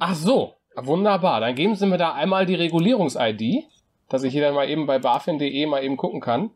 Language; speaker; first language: German; native; German